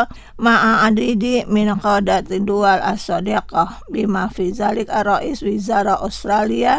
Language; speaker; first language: Arabic; non-native, fluent; Indonesian